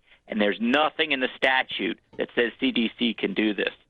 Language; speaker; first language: English; native; English